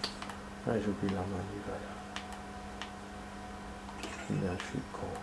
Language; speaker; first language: French; native; French